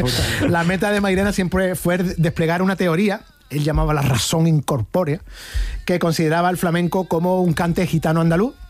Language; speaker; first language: Spanish; native; Spanish